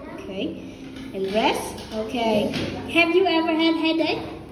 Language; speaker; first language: English; non-native, fluent; Vietnamese